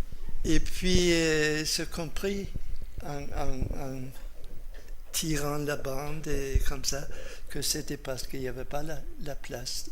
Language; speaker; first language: French; non-native, fluent; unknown